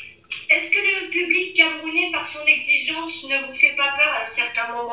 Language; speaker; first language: French; native; French